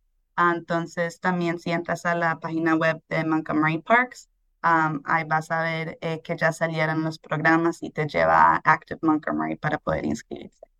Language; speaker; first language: Spanish; early bilingual, heritage; Spanish